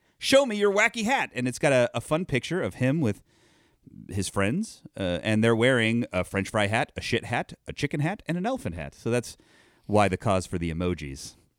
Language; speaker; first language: English; native; English